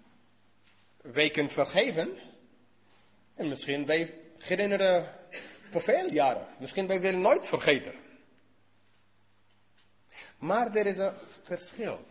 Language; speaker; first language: Dutch; non-native, learner; English